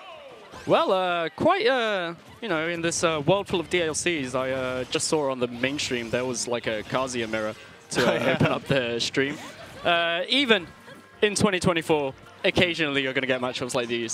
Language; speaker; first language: English; native; English